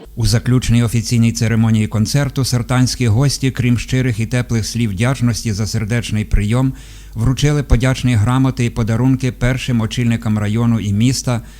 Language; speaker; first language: Ukrainian; native; Ukrainian